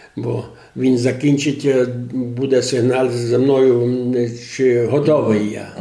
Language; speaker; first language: Ukrainian; native; Ukrainian